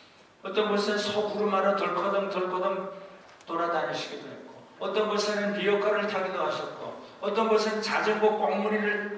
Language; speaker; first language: Korean; native; Korean